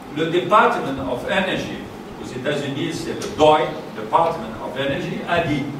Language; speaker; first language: French; non-native, fluent; Portuguese